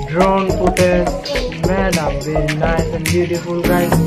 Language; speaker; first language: English; non-native, learner; Bangla